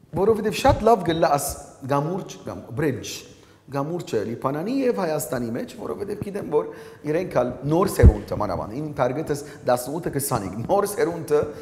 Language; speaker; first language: Armenian; early bilingual, heritage; Armenian